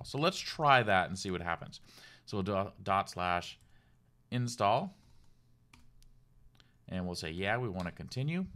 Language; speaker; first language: English; native; English